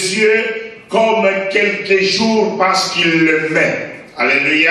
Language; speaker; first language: French; non-native, local second language; Lingala